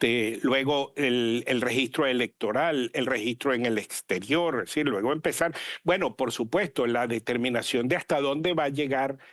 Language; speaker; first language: Spanish; native; Spanish